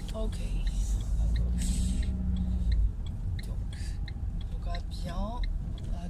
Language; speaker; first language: French; non-native, learner; Chinese